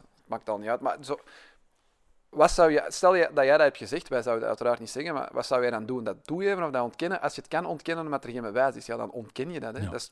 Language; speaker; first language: Dutch; native; Dutch